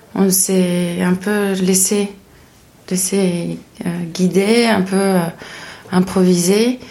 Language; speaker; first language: French; non-native, fluent; Spanish